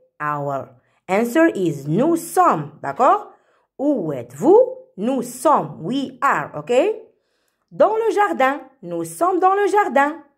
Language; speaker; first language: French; non-native, fluent; Arabic